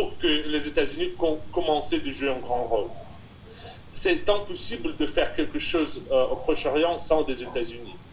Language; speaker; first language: French; non-native, fluent; Russian